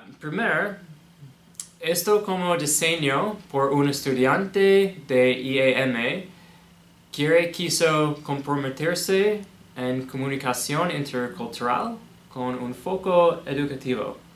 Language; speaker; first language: Spanish; non-native, learner; English